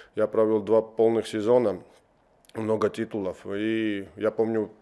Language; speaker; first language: Russian; non-native, local second language; Georgian